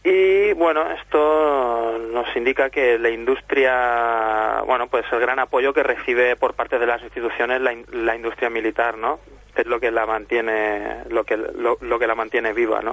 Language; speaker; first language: Spanish; native; Spanish